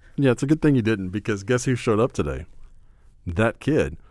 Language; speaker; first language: English; native; English